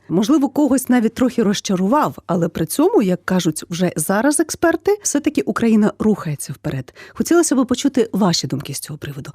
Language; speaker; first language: Ukrainian; native; Ukrainian